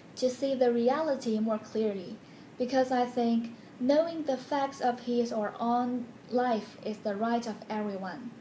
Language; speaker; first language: English; non-native, fluent; Chinese